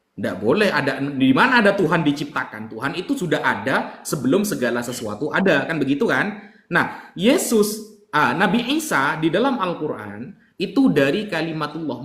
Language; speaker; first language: Indonesian; native; Indonesian